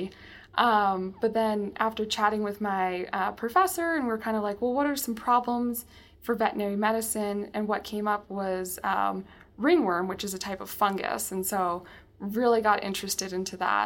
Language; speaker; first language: English; native; English